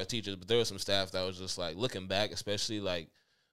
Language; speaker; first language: English; native; English